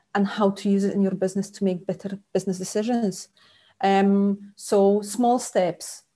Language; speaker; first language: English; non-native, fluent; Polish